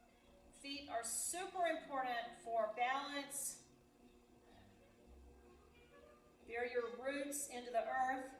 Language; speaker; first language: English; native; English